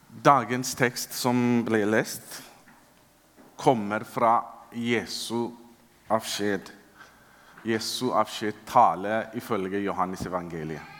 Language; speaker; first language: Norwegian; non-native, fluent; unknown